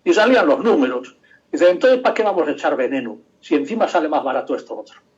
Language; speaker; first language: Spanish; non-native, local second language; Galician